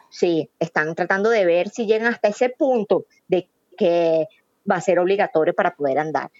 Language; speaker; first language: Spanish; native; Spanish